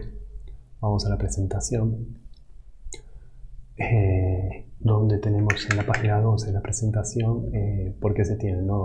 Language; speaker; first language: Spanish; native; Spanish